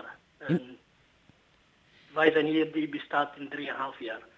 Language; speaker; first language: Dutch; non-native, learner; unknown